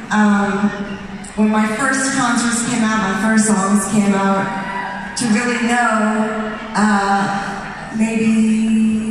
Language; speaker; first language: English; native; English